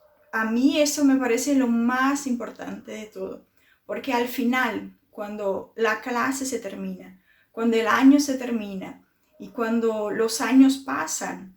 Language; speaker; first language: Spanish; non-native, fluent; Portuguese